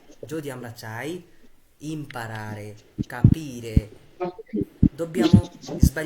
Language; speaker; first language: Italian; non-native, fluent; Bangla